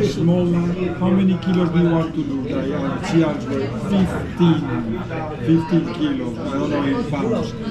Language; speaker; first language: English; non-native, fluent; Spanish